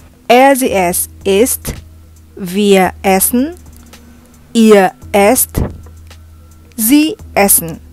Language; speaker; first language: German; non-native, fluent; Indonesian